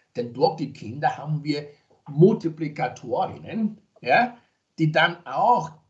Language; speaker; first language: German; non-native, fluent; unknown